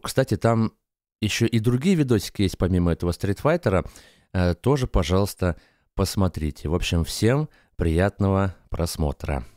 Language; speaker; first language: Russian; native; Russian